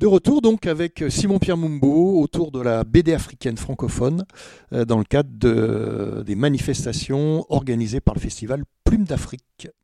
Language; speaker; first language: French; native; French